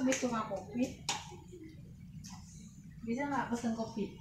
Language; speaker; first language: Indonesian; native; Indonesian